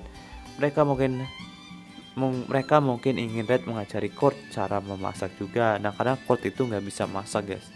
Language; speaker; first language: Indonesian; native; Indonesian